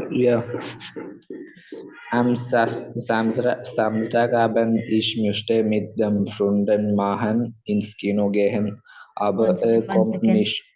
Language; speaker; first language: German; non-native, learner; Malayalam